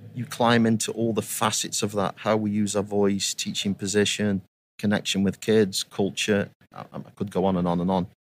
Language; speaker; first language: English; native; English